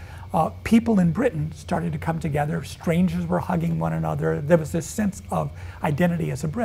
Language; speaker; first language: English; native; English